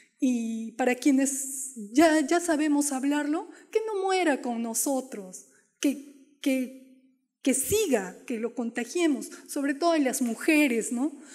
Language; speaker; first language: Spanish; non-native, local second language; Quechua